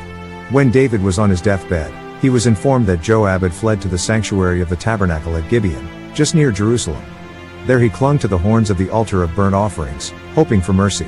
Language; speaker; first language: English; native; English